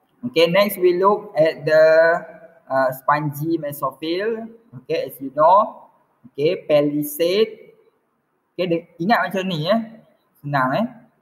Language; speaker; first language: English; non-native, local second language; Malay